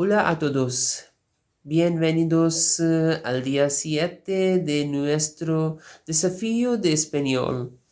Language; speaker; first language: Spanish; non-native, learner; Urdu